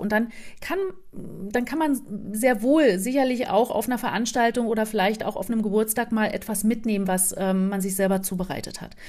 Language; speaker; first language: German; native; German